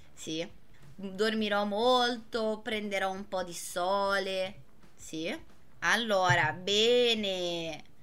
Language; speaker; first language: Italian; non-native, fluent; Portuguese